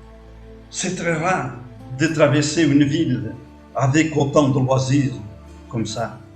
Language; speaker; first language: French; non-native, fluent; Portuguese